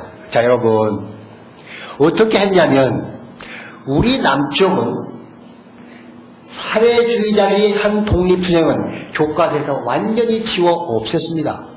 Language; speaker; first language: Korean; native; Korean